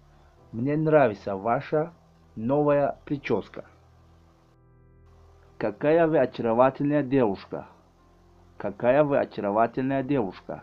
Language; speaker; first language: Russian; non-native, learner; Tajik